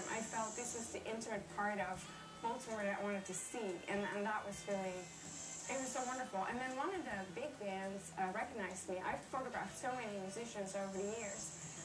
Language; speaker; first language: English; non-native, fluent; Dutch